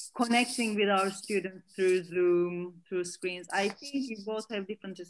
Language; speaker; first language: English; non-native, fluent; Turkish